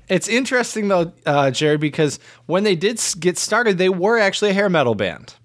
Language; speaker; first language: English; native; English